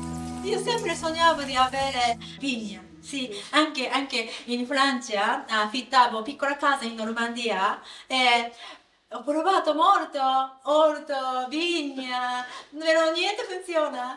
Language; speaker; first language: Italian; non-native, learner; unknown